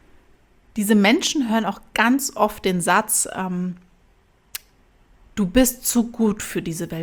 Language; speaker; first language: German; native; German